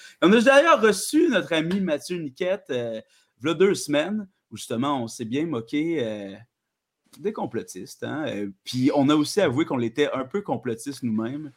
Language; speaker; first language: French; native; French